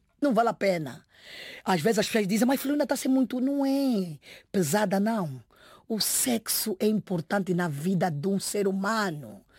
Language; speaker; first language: Portuguese; native; Portuguese